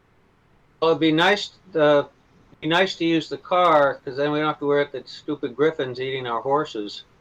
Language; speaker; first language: English; native; English